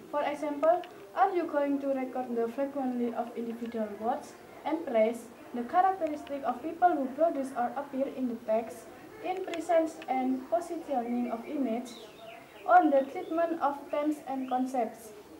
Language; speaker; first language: English; non-native, learner; Indonesian